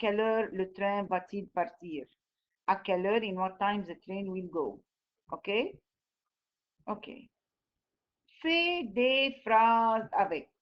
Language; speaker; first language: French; non-native, fluent; Arabic